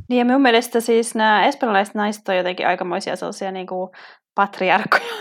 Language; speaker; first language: Finnish; native; Finnish